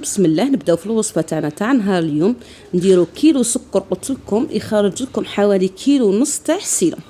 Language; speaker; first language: Arabic; native; Arabic